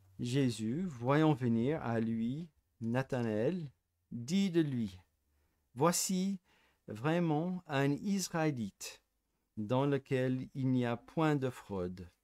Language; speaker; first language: French; non-native, fluent; English